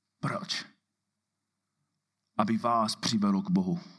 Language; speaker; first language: Czech; non-native, fluent; English